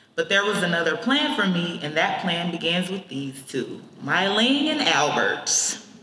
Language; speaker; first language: English; native; English